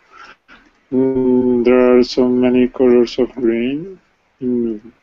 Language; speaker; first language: English; non-native, learner; Spanish